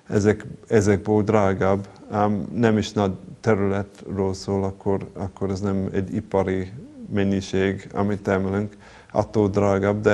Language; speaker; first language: Hungarian; non-native, fluent; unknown